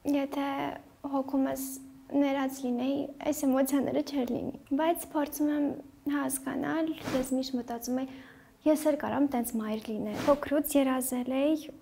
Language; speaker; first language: Armenian; early bilingual, heritage; Armenian